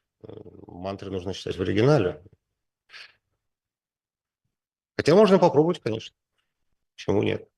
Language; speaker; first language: Russian; native; Russian